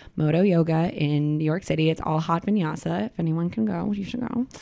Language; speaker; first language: English; native; English